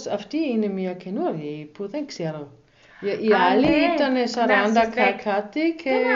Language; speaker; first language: Greek; non-native, learner; German